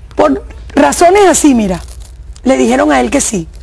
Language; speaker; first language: Spanish; native; Spanish